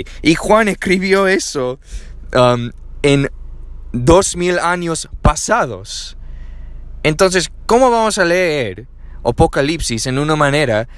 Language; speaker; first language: Spanish; non-native, learner; English